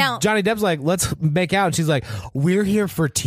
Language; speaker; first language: English; native; English